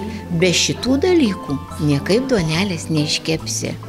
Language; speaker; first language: Lithuanian; native; Lithuanian